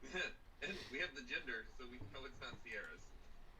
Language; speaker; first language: English; native; English